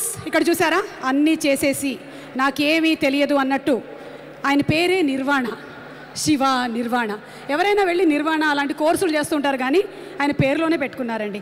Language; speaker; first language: Telugu; native; Telugu